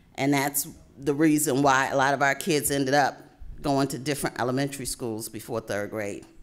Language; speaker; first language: English; native; English